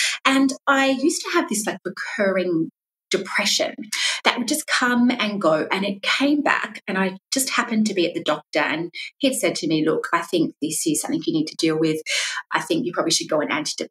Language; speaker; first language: English; native; English